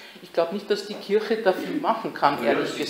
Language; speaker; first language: German; native; German